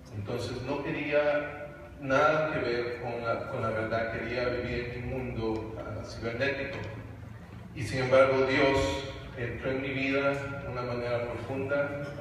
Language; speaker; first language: Spanish; early bilingual, heritage; Spanish